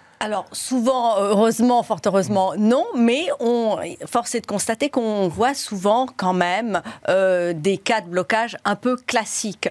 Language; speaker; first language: French; native; French